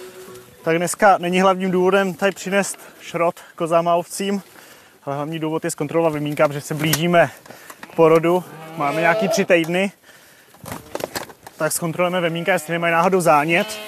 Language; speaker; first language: Czech; native; Czech